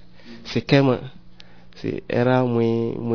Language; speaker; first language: Spanish; non-native, learner; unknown